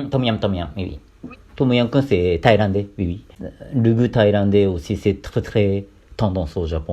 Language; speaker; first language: French; non-native, learner; Japanese